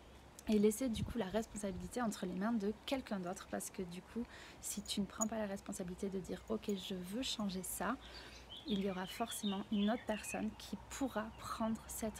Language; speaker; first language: French; native; French